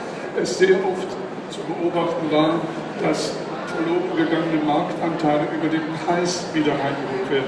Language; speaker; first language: German; native; German